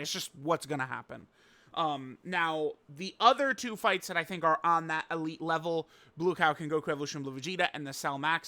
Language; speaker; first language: English; native; English